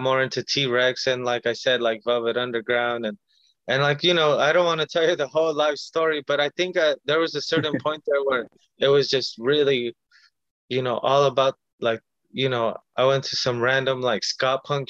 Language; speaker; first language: English; early bilingual, other home language; Spanish